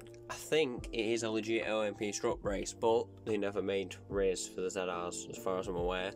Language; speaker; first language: English; native; English